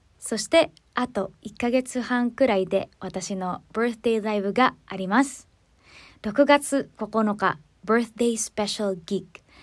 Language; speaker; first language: Japanese; non-native, fluent; Filipino